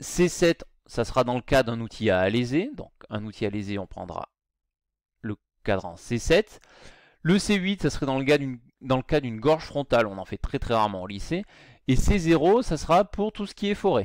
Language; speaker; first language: French; native; French